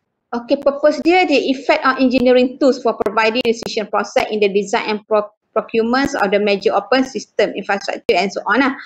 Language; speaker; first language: English; non-native, local second language; Malay